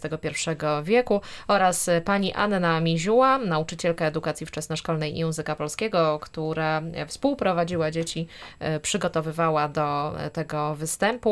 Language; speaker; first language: Polish; native; Polish